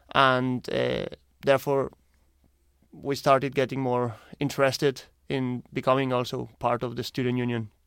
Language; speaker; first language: English; non-native, fluent; Spanish